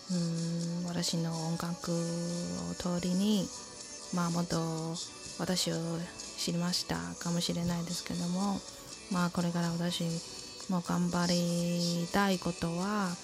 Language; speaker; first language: Japanese; non-native, learner; Chinese